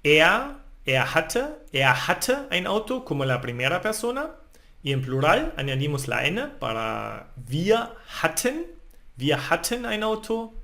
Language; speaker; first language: Spanish; non-native, fluent; German